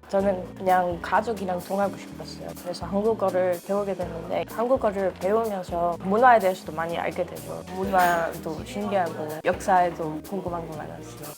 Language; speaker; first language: Korean; non-native, fluent; Dutch